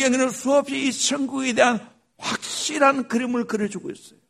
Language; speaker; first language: Korean; native; Korean